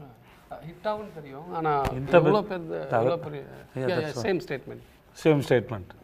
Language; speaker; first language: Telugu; non-native, local second language; Tamil